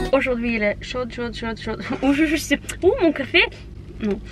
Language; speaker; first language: French; non-native, learner; Norwegian